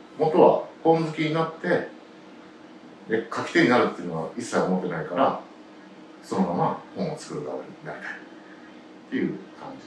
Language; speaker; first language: Japanese; native; Japanese